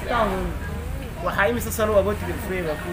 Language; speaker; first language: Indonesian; non-native, fluent; Somali